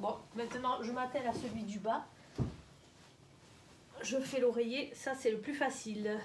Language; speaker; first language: French; native; French